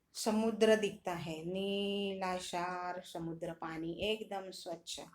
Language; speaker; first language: Hindi; non-native, local second language; Marathi